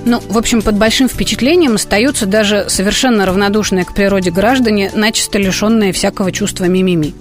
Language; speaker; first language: Russian; native; Russian